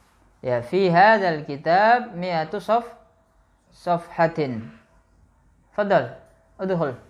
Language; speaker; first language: Arabic; non-native, fluent; Indonesian